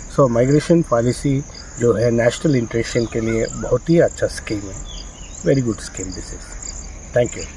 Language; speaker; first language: Hindi; non-native, local second language; Kannada